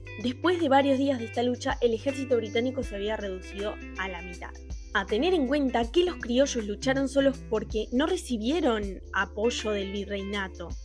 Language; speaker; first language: Spanish; native; Spanish